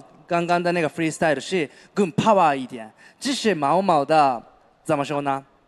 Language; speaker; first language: Chinese; non-native, fluent; Japanese